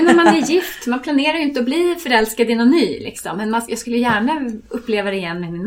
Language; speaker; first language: Swedish; native; Swedish